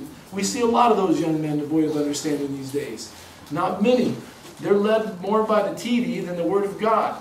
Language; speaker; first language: English; native; English